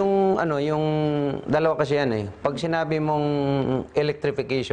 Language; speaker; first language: Filipino; native; Filipino